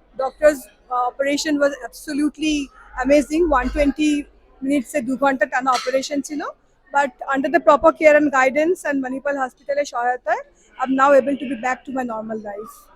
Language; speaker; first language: English; non-native, local second language; Bangla